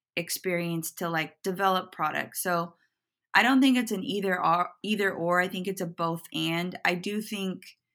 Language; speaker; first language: English; native; English